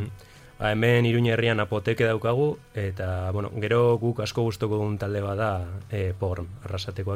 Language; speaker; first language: Basque; non-native, local second language; Spanish